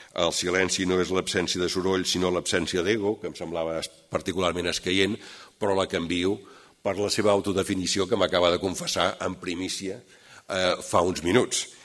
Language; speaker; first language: Catalan; native; Catalan